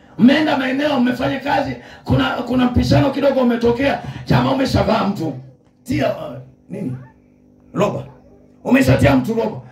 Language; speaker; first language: Swahili; native; Swahili